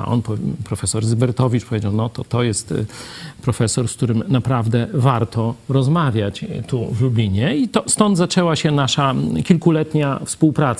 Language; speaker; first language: Polish; native; Polish